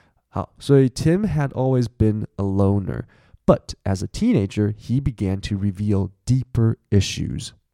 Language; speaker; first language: English; non-native, fluent; Chinese